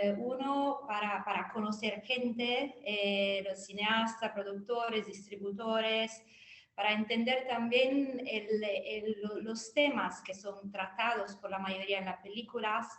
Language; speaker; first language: Spanish; non-native, fluent; Italian